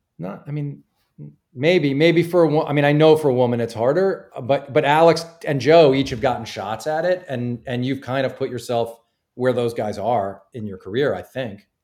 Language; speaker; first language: English; native; English